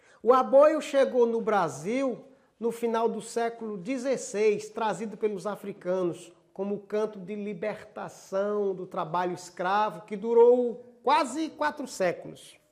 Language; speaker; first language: Portuguese; native; Portuguese